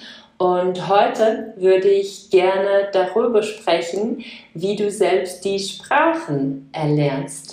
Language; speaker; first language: German; non-native, fluent; Czech